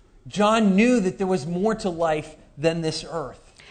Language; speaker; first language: English; native; English